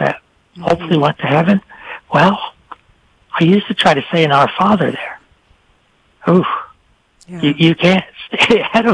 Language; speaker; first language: English; non-native, local second language; French